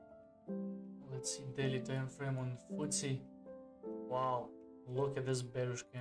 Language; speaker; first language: English; non-native, fluent; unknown